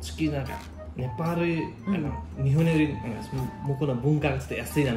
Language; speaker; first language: Japanese; non-native, fluent; Nepali